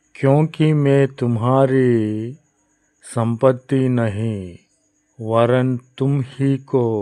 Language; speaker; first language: Hindi; non-native, local second language; Telugu